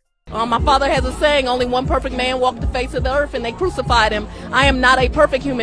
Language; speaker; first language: English; native; English